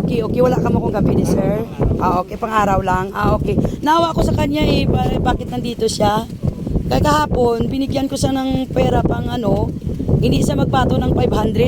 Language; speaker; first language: Filipino; non-native, local second language; Hiligaynon